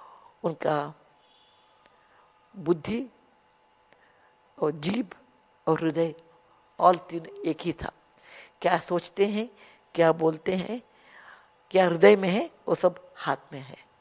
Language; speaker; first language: Hindi; non-native, local second language; Kannada